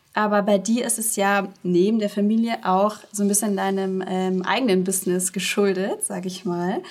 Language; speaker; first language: German; native; German